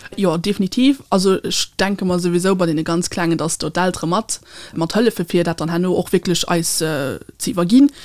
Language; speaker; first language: Luxembourgish; native; Luxembourgish